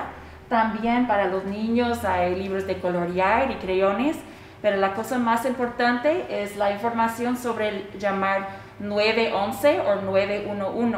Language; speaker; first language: Spanish; early bilingual, heritage; Spanish